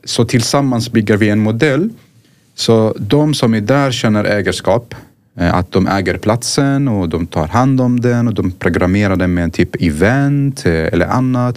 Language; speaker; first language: Swedish; non-native, fluent; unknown